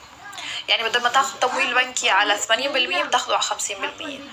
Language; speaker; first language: Arabic; native; Arabic